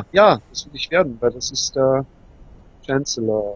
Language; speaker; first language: German; native; German